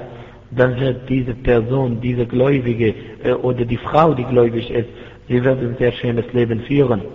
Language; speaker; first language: German; non-native, fluent; Arabic